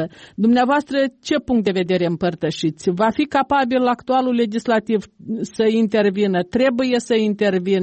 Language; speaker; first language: Romanian; native; Romanian